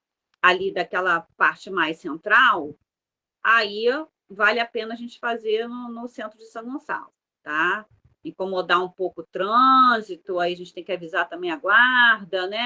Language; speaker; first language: Portuguese; native; Portuguese